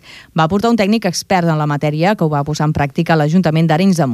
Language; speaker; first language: Catalan; native; Catalan